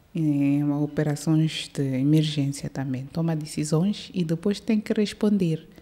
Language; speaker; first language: Portuguese; early bilingual, heritage; Portuguese